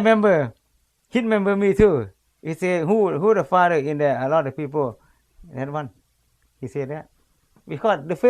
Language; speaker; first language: English; non-native, learner; Lao